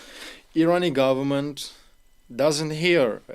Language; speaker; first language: English; non-native, learner; Ukrainian